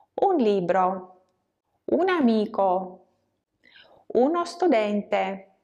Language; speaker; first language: Italian; non-native, fluent; Russian